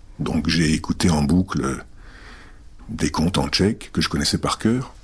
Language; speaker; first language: French; early bilingual, other home language; Czech